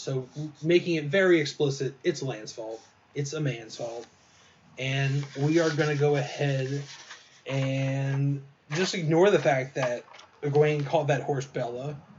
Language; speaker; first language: English; native; English